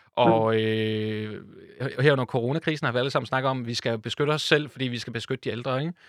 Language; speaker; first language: Danish; native; Danish